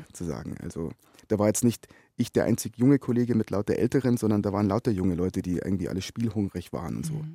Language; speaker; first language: German; native; German